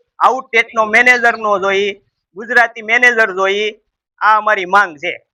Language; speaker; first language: Gujarati; native; Gujarati